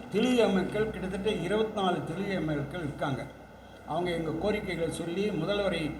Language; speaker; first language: Tamil; non-native, local second language; Telugu